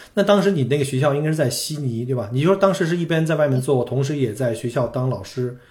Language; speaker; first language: Chinese; native; Chinese